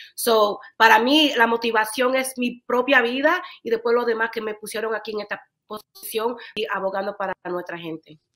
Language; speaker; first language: Spanish; early bilingual, heritage; Spanish